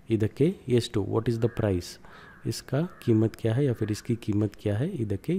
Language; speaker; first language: Hindi; non-native, local second language; Kannada